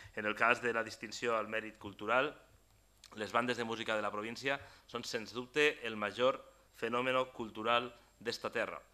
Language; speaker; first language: Catalan; native; Catalan